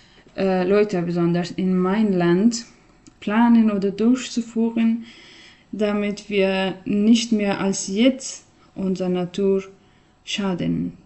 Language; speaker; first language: German; non-native, learner; Persian